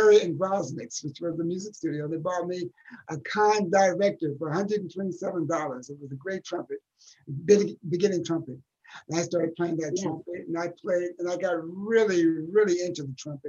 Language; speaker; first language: English; native; English